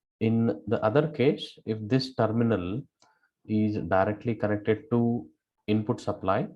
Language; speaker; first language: English; non-native, local second language; Kannada